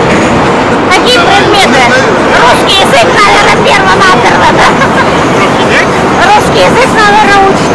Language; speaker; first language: Russian; native; Russian